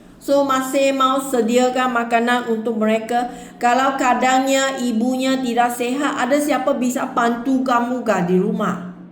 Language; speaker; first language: Malay; native; Malay